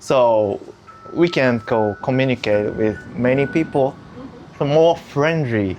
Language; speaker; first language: English; non-native, learner; Japanese